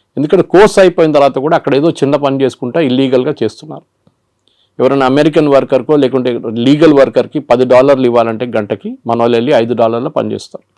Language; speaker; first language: Telugu; non-native, local second language; Malayalam